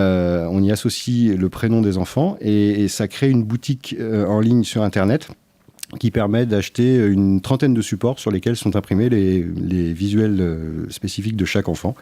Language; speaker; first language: French; native; French